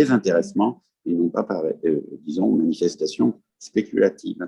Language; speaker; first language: French; native; French